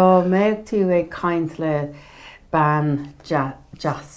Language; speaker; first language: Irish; non-native, learner; English